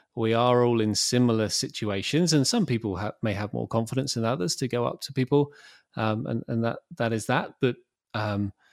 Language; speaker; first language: English; native; English